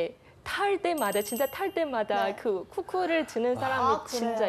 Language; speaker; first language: Korean; non-native, fluent; Chinese